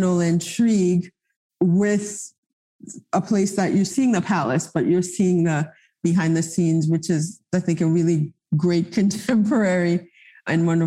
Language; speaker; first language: English; non-native, fluent; Haitian Creole